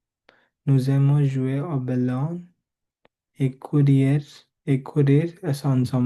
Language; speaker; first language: French; non-native, learner; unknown